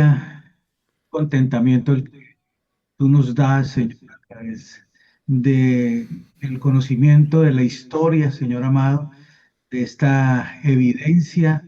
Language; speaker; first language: Spanish; native; Spanish